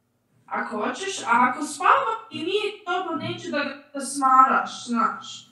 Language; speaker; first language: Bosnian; early bilingual, heritage; English